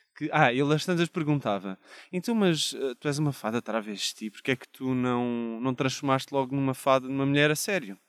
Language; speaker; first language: Portuguese; native; Portuguese